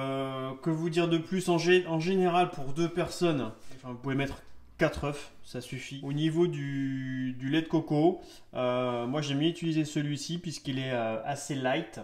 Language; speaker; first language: French; native; French